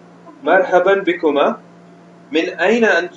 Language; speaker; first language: Arabic; non-native, learner; Urdu